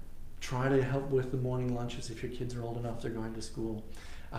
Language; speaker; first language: English; native; English